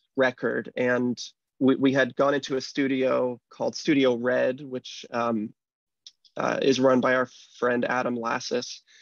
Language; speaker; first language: English; native; English